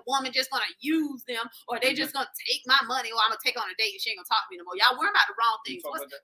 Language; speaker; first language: English; native; English